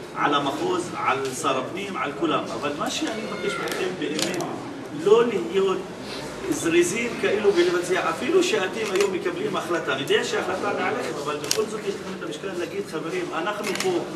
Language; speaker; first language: Hebrew; non-native, local second language; Arabic